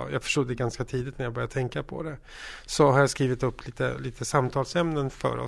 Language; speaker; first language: Swedish; native; Swedish